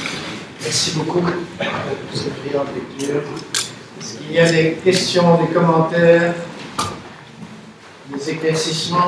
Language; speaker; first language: French; native; French